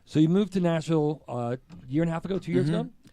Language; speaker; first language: English; native; English